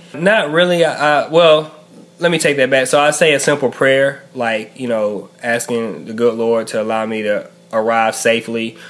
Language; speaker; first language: English; native; English